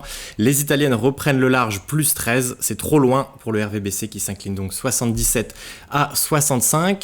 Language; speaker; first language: French; native; French